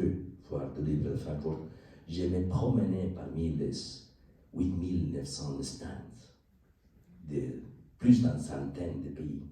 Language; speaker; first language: French; non-native, learner; Spanish